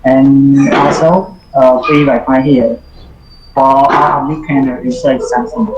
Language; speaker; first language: English; non-native, learner; Khmer